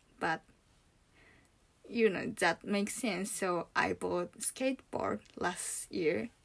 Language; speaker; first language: English; non-native, learner; Japanese